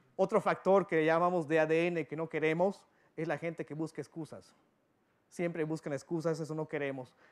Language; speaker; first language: Spanish; early bilingual, other home language; English